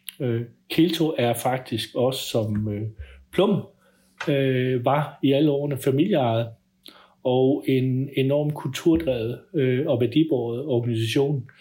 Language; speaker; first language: Danish; native; Danish